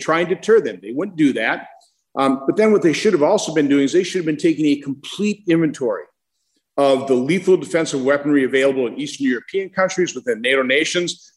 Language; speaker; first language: English; native; English